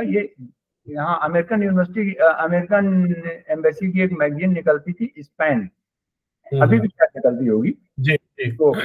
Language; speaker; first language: Hindi; native; Hindi